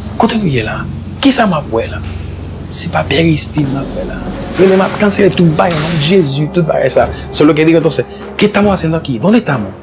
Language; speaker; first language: Spanish; early bilingual, other home language; Haitian Creole